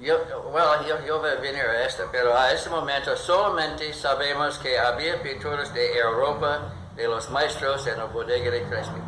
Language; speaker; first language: Spanish; non-native, learner; English